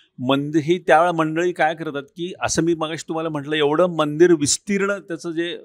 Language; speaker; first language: Marathi; native; Marathi